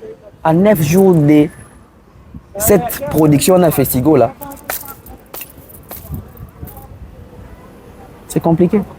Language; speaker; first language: French; non-native, local second language; Lingala